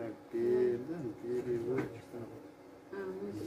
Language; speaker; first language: Russian; non-native, learner; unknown